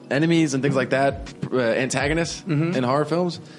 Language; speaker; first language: English; native; English